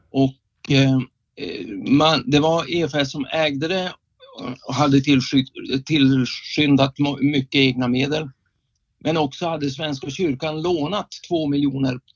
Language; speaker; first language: Swedish; native; Swedish